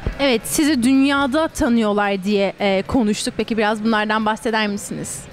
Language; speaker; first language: Turkish; native; Turkish